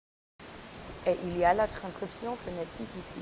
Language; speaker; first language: French; non-native, learner; English